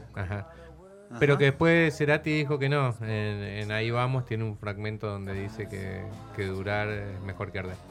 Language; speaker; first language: Spanish; native; Spanish